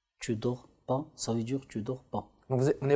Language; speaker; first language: French; non-native, learner; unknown